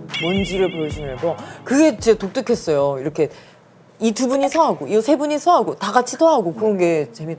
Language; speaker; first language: Korean; native; Korean